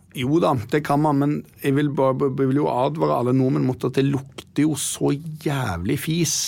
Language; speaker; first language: Norwegian; early bilingual, other home language; Icelandic